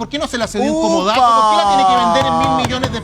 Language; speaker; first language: Spanish; native; Spanish